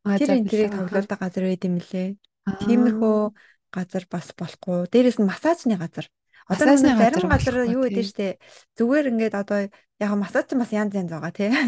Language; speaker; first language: Mongolian; native; Mongolian